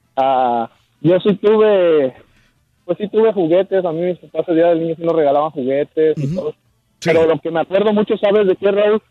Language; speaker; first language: Spanish; native; Spanish